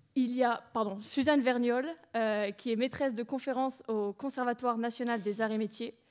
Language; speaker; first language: French; native; French